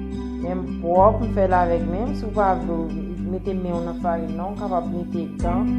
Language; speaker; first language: French; non-native, learner; Haitian Creole